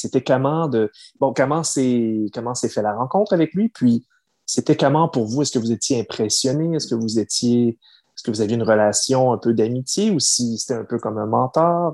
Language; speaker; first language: French; native; French